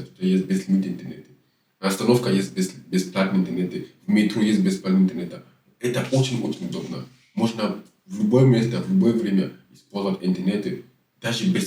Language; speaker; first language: Russian; non-native, fluent; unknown